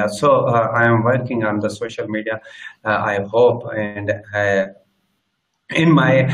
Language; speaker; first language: English; non-native, learner; Sindhi